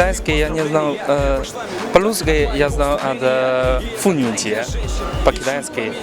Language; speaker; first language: Russian; non-native, learner; Chinese